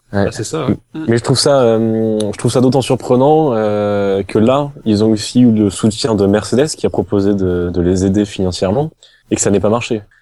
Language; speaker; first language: French; native; French